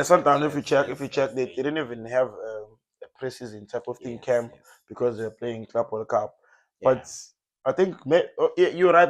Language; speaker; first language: English; non-native, local second language; Zulu